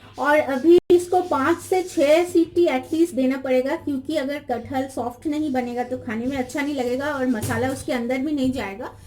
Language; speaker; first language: Hindi; non-native, local second language; Bangla